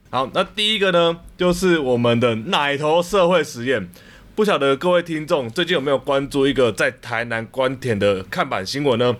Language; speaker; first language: Chinese; native; Chinese